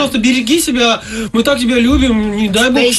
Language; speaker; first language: Russian; native; Russian